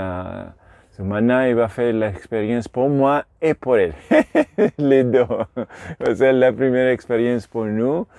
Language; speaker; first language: French; non-native, learner; Spanish